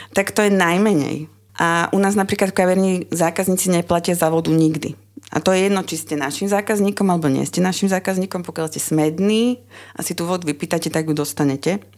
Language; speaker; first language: Slovak; native; Slovak